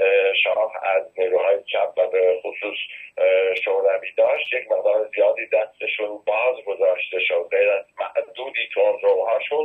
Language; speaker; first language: Persian; native; Persian